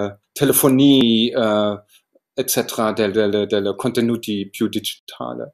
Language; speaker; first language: Italian; non-native, learner; German